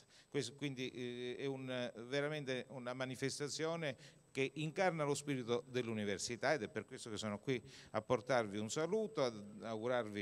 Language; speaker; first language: Italian; native; Italian